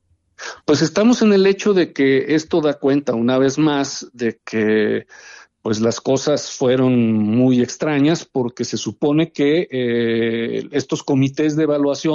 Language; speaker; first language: Spanish; native; Spanish